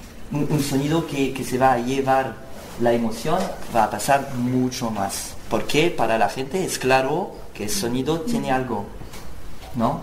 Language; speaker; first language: Spanish; non-native, learner; French